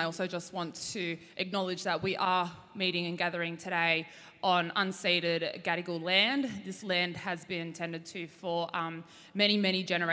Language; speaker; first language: English; native; English